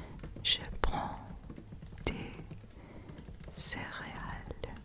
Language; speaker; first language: French; non-native, learner; English